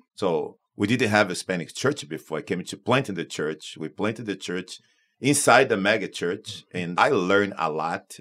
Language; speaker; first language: English; non-native, learner; Portuguese